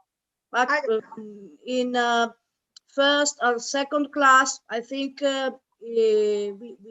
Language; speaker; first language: English; non-native, fluent; Italian